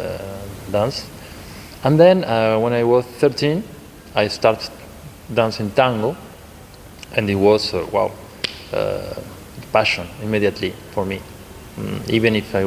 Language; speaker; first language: English; non-native, learner; Spanish